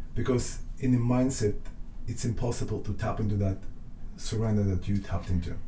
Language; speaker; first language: English; non-native, fluent; Russian